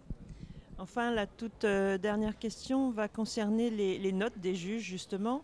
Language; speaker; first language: French; native; French